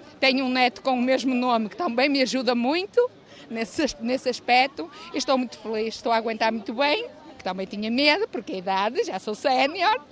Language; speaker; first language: Portuguese; native; Portuguese